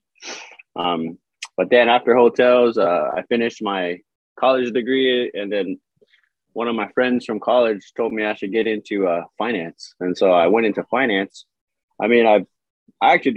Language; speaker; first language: English; native; English